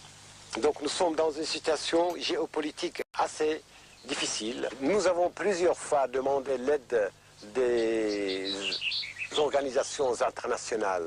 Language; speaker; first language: French; non-native, fluent; Kurdish